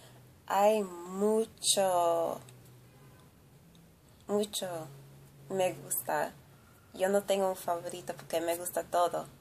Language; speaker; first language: Spanish; early bilingual, heritage; English